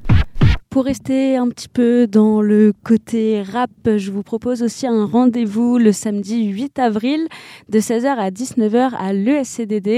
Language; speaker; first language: French; native; French